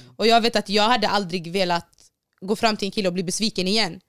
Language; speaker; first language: Swedish; early bilingual, other home language; Baluchi